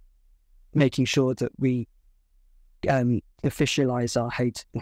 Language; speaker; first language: English; native; English